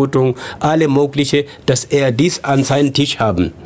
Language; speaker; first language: German; non-native, fluent; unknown